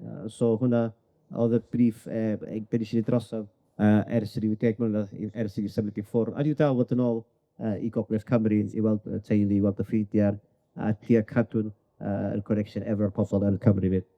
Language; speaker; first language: Welsh; native; Welsh